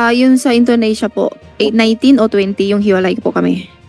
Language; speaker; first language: Filipino; non-native, learner; Chinese